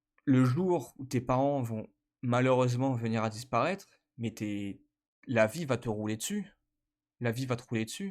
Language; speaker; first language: French; native; French